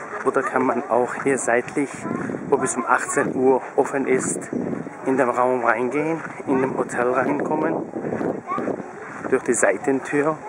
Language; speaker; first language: German; early bilingual, other home language; Turkish